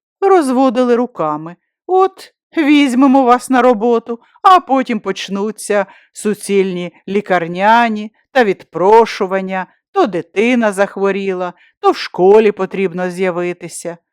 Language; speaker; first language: Ukrainian; native; Ukrainian